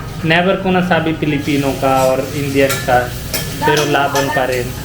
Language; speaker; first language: Filipino; non-native, learner; Punjabi